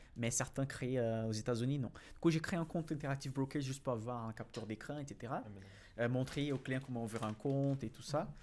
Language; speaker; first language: French; non-native, fluent; Portuguese